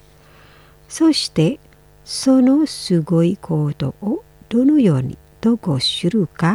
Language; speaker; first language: Japanese; non-native, fluent; Indonesian